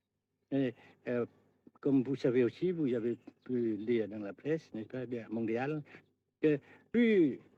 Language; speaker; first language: French; non-native, local second language; Vietnamese